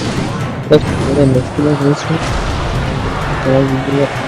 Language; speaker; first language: French; native; French